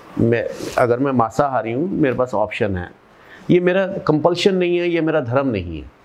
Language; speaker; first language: Hindi; non-native, local second language; Punjabi